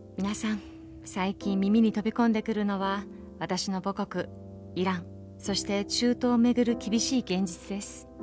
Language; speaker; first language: Japanese; early bilingual, other home language; Persian